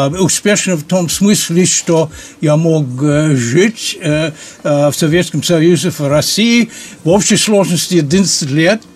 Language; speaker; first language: Russian; non-native, fluent; English